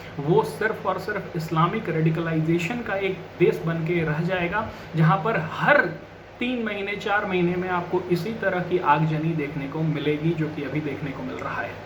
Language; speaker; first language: Hindi; native; Hindi